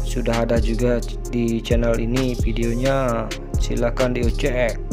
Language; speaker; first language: Indonesian; native; Indonesian